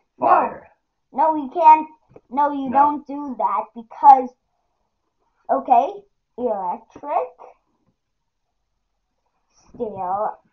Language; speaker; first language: English; native; English